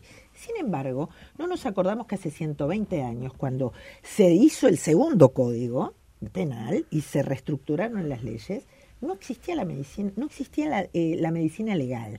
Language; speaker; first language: Spanish; native; Spanish